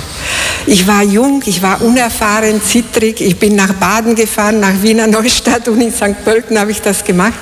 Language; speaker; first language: German; non-native, fluent; Slovak